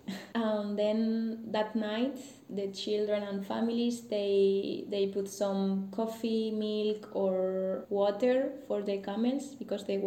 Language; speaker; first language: English; non-native, learner; Spanish